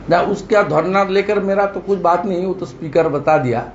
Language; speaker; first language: Hindi; non-native, local second language; Bangla